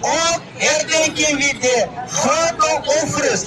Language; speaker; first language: Dutch; non-native, learner; Uyghur